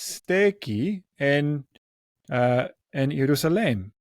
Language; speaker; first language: Greek; non-native, learner; English